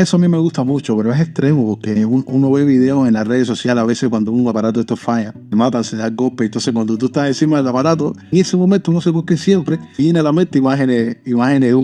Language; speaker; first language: Spanish; native; Spanish